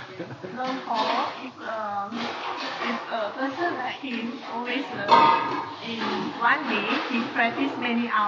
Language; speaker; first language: English; non-native, learner; Thai